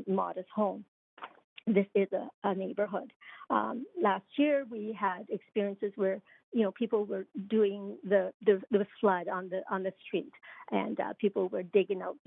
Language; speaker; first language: English; non-native, local second language; Cantonese